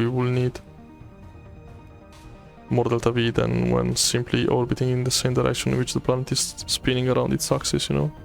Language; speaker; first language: English; non-native, fluent; Italian